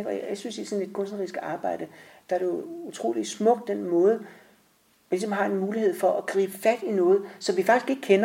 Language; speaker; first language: Danish; native; Danish